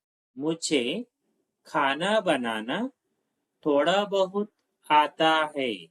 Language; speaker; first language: Hindi; non-native, local second language; Telugu